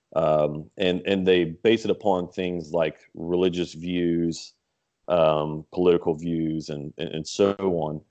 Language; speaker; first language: English; native; English